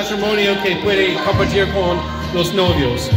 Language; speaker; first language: Spanish; non-native, learner; English